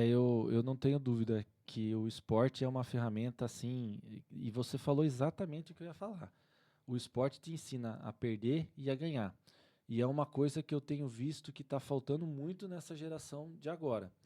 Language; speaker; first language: Portuguese; native; Portuguese